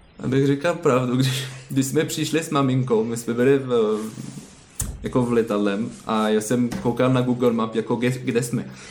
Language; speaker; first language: Czech; non-native, learner; French